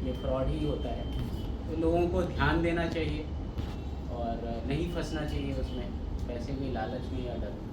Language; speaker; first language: Hindi; non-native, local second language; Marathi